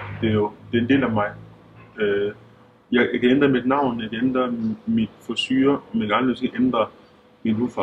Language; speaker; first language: Danish; early bilingual, other home language; Lingala